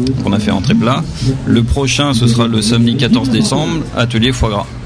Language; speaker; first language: French; native; French